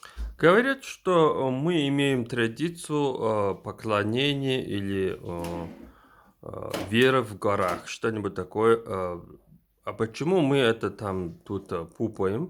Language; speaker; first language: Russian; non-native, fluent; Mongolian